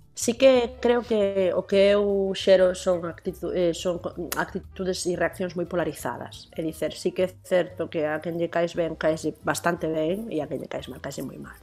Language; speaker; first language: Galician; native; Galician